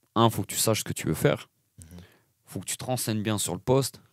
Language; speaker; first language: French; native; French